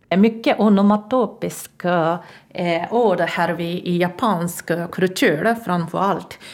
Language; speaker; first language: Swedish; non-native, fluent; Japanese